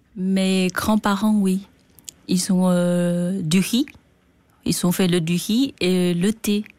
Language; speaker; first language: French; non-native, learner; Chinese